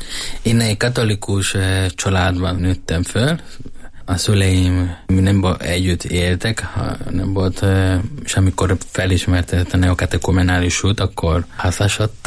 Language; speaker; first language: Hungarian; non-native, learner; Spanish